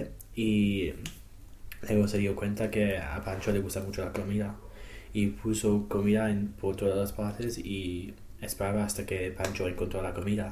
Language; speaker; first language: Spanish; non-native, learner; English